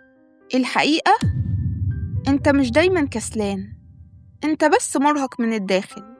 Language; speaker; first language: Arabic; native; Arabic